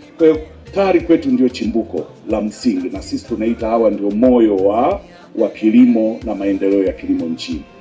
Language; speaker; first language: Swahili; native; Swahili